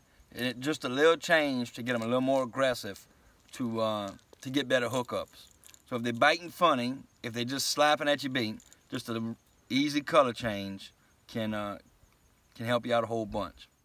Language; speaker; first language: English; native; English